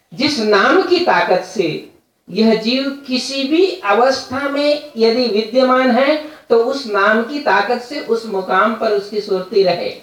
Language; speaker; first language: Hindi; native; Hindi